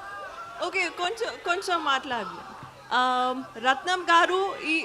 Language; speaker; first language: Telugu; non-native, learner; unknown